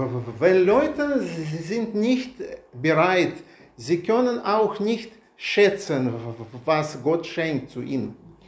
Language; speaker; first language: German; non-native, learner; Russian